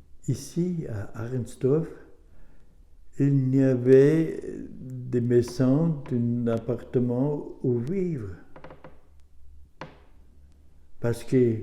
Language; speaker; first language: French; non-native, learner; German